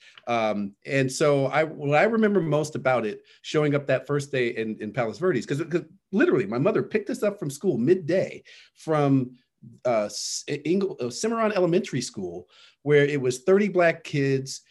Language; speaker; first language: English; native; English